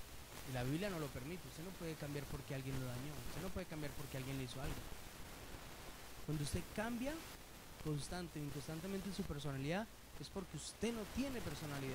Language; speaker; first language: Spanish; native; Spanish